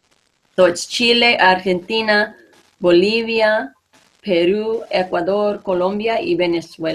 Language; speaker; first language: Spanish; non-native, fluent; English